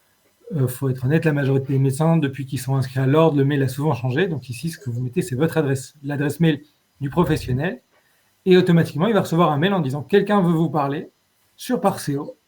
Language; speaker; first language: French; native; French